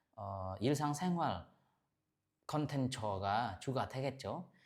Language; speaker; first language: Korean; non-native, fluent; Khmer